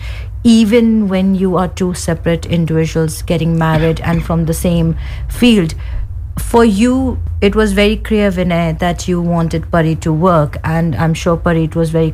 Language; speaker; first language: English; non-native, local second language; Hindi